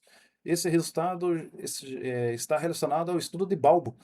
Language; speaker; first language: Portuguese; native; Portuguese